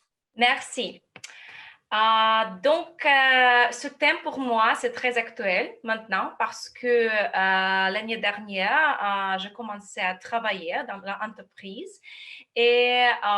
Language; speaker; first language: French; non-native, fluent; Russian